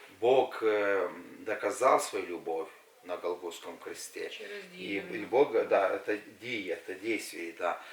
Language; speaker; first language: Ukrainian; non-native, local second language; Russian